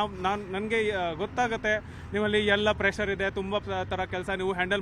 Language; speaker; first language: Kannada; non-native, fluent; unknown